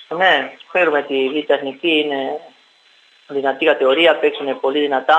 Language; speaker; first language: Greek; non-native, learner; Spanish